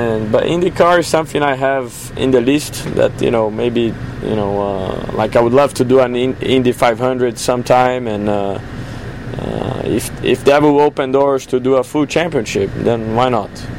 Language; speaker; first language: English; non-native, fluent; Portuguese